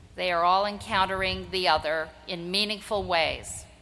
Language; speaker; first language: English; native; English